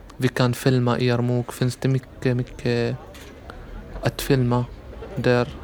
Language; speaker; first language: Swedish; non-native, learner; Arabic